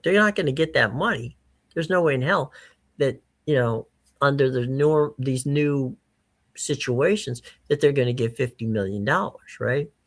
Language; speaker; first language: English; native; English